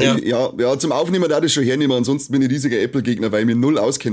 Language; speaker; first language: German; native; German